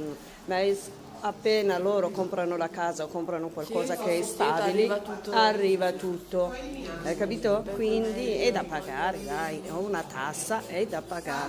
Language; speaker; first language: Italian; non-native, fluent; Arabic